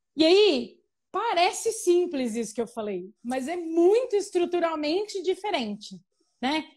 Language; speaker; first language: Portuguese; native; Portuguese